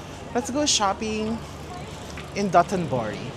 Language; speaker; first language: English; non-native, fluent; Filipino